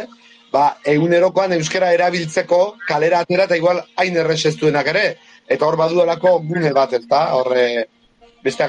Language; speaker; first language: Basque; native; Basque